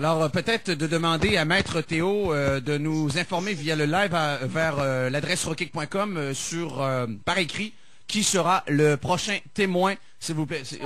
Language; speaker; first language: French; native; French